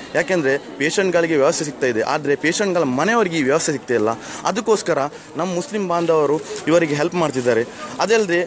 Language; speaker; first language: Kannada; non-native, local second language; Tulu